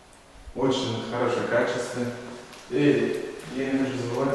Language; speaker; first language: Russian; non-native, learner; Turkish